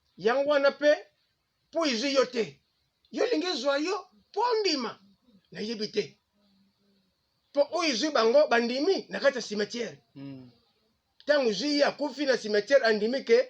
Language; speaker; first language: Lingala; non-native, local second language; Kongo